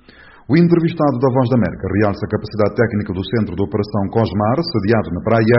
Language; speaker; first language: Portuguese; non-native, local second language; Kabuverdianu